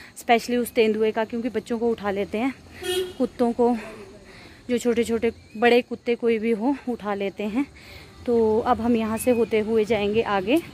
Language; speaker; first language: Hindi; non-native, local second language; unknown